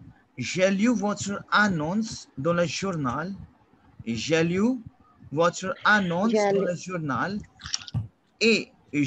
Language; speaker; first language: French; non-native, fluent; Hindi